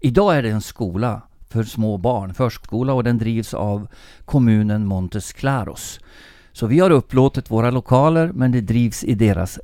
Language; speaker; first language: Swedish; native; Swedish